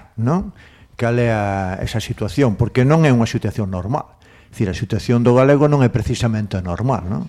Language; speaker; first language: Galician; non-native, local second language; Spanish